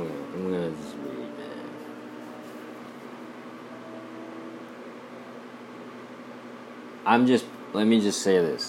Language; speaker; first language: English; non-native, local second language; Bangla